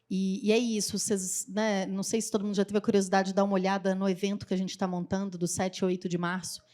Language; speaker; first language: Portuguese; native; Portuguese